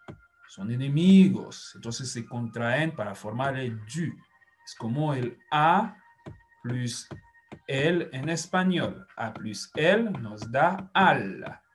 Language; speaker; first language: Spanish; non-native, fluent; French